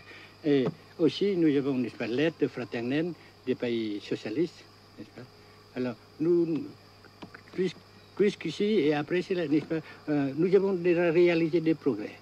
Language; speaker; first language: French; non-native, fluent; Vietnamese